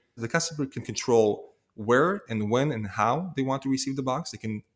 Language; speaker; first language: English; non-native, fluent; Hebrew